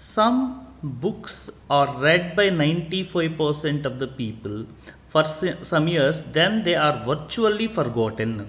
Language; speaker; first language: English; non-native, local second language; Telugu